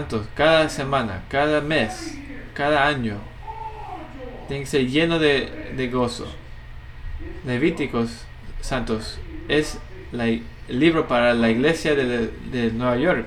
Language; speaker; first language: Spanish; non-native, fluent; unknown